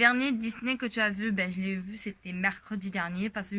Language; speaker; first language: French; native; French